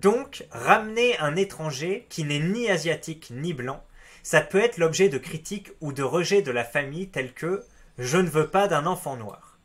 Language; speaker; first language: French; native; French